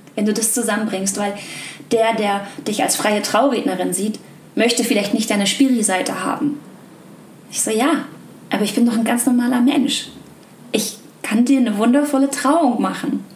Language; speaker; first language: German; native; German